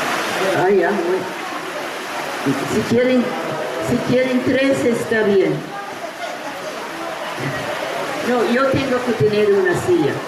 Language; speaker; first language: Spanish; non-native, fluent; English